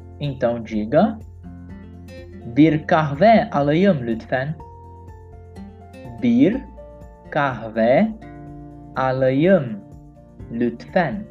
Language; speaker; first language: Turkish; non-native, learner; Portuguese